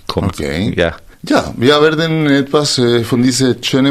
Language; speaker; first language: German; non-native, fluent; Spanish